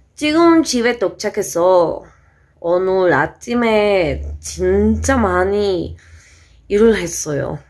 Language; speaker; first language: Korean; non-native, learner; Spanish